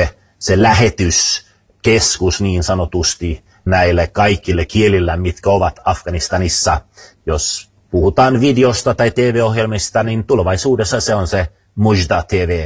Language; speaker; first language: Finnish; early bilingual, other home language; Swedish